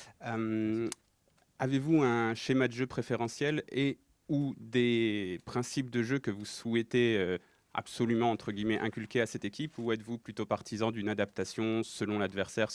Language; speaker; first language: French; native; French